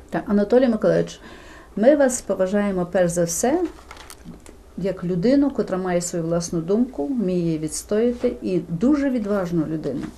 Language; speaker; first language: Ukrainian; native; Ukrainian